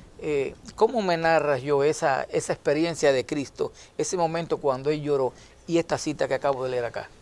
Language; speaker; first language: Spanish; native; Spanish